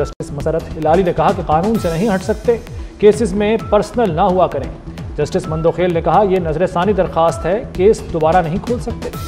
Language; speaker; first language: Urdu; native; Urdu